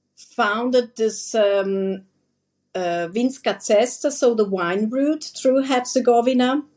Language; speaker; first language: English; non-native, fluent; German